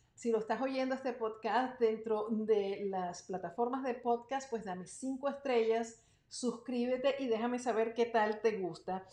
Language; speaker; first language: Spanish; native; Spanish